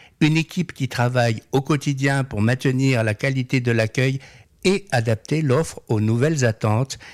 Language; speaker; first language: French; native; French